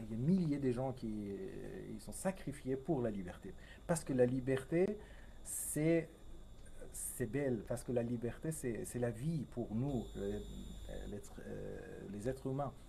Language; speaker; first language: French; non-native, fluent; Persian